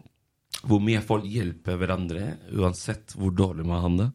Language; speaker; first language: Norwegian; non-native, fluent; Spanish